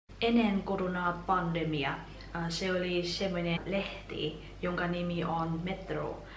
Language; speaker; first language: Finnish; non-native, fluent; Vietnamese